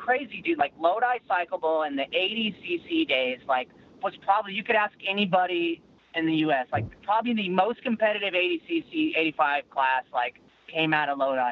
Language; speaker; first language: English; native; English